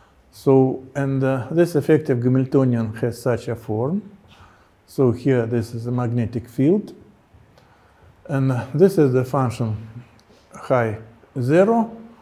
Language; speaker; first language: English; non-native, fluent; Russian